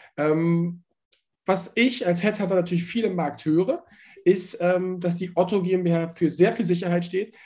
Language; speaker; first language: German; native; German